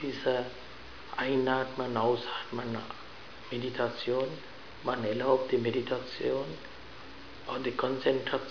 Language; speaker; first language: German; non-native, fluent; Sinhala